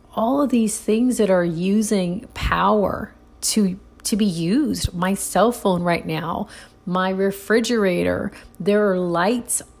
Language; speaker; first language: English; early bilingual, other home language; Spanish